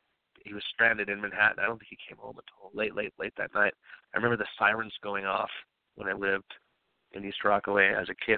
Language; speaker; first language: English; native; English